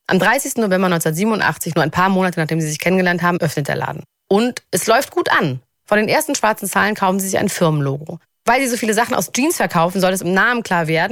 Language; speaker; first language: German; native; German